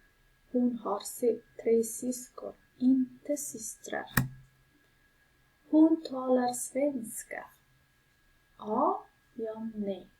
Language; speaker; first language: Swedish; non-native, learner; Persian